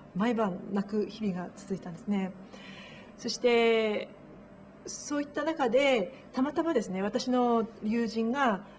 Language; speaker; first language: Japanese; native; Japanese